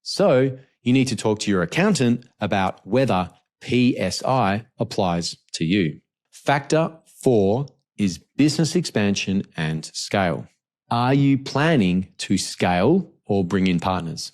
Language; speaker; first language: English; native; English